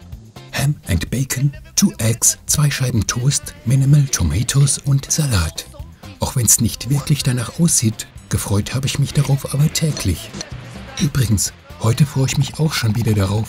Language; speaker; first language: German; native; German